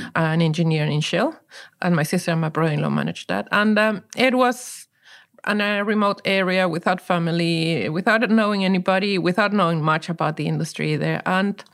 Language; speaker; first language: English; non-native, fluent; Spanish